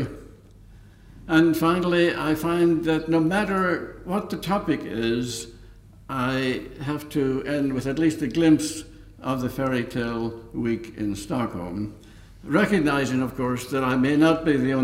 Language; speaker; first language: English; native; English